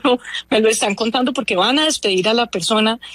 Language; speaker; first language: Spanish; native; Spanish